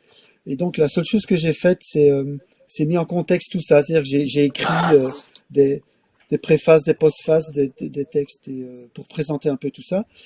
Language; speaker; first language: French; native; French